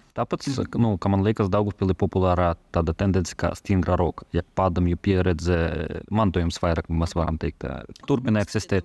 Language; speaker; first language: Latvian; non-native, local second language; Russian